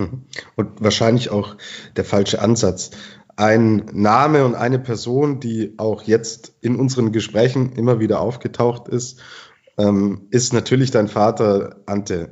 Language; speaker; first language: German; native; German